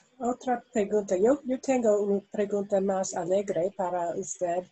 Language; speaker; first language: Spanish; non-native, learner; English